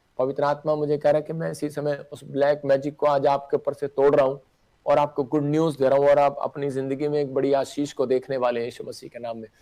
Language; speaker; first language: Hindi; non-native, local second language; Punjabi